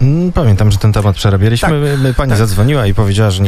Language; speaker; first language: Polish; native; Polish